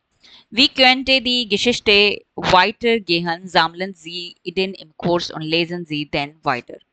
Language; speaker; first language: German; non-native, fluent; Hindi